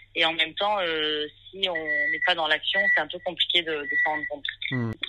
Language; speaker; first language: French; native; French